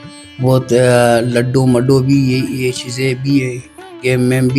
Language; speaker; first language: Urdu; non-native, local second language; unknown